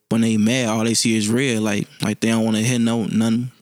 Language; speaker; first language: English; native; English